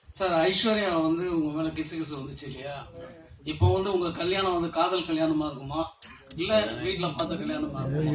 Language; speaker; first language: Tamil; native; Tamil